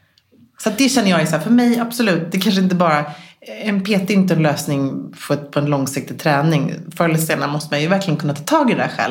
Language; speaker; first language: Swedish; native; Swedish